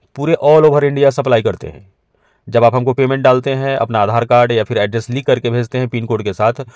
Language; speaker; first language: Hindi; native; Hindi